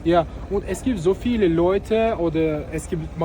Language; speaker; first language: German; non-native, fluent; Uzbek